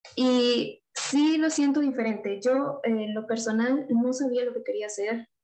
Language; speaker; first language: Spanish; native; Spanish